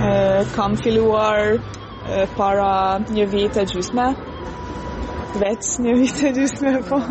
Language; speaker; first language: Albanian; non-native, learner; Hungarian